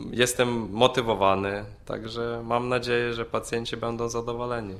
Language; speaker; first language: Polish; non-native, fluent; Ukrainian